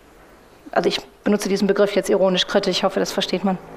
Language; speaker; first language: German; native; German